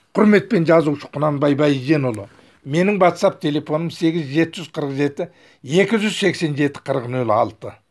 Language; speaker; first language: Kazakh; native; Kazakh